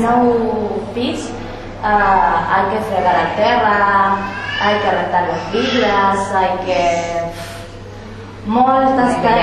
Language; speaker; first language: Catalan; non-native, learner; Spanish